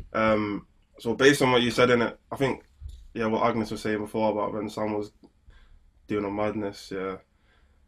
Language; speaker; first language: English; native; English